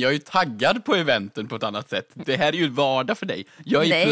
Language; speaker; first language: Swedish; native; Swedish